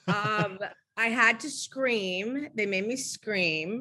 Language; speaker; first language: English; native; English